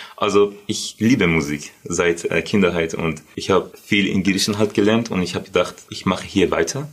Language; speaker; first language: German; non-native, learner; Persian